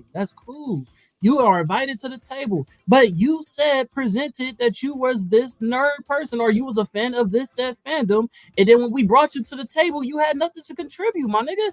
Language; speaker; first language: English; native; English